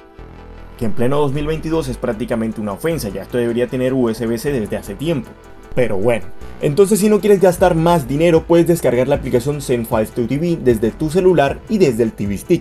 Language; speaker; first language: Spanish; native; Spanish